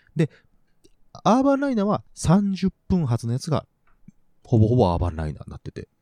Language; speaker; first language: Japanese; native; Japanese